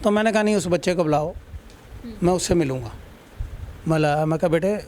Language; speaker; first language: Hindi; non-native, local second language; Punjabi